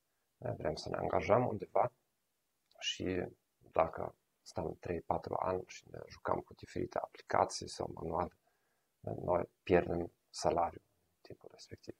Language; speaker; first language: Romanian; non-native, fluent; German